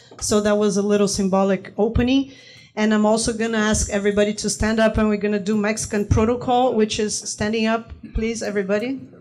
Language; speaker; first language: English; non-native, fluent; Portuguese